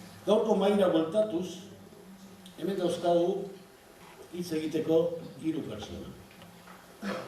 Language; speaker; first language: Basque; native; Basque